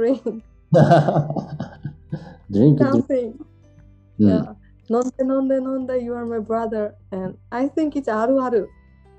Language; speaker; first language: English; non-native, learner; Georgian